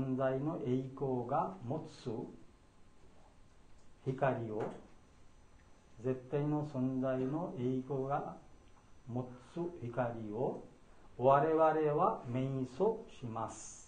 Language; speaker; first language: Japanese; non-native, fluent; Bangla